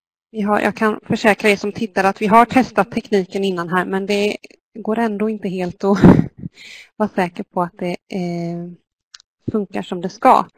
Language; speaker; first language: Swedish; native; Swedish